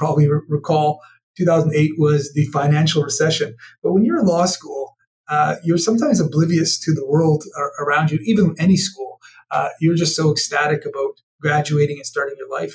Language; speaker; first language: English; native; English